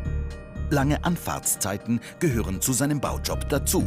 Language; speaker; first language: German; native; German